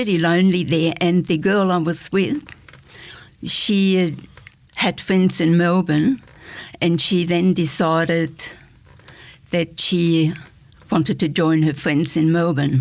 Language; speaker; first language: English; non-native, fluent; German